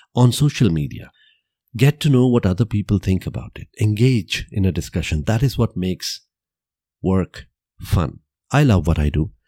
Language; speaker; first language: English; non-native, local second language; Gujarati